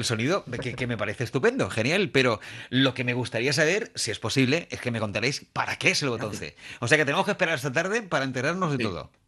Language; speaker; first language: Spanish; native; Spanish